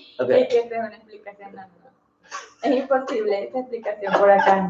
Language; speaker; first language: Spanish; native; Spanish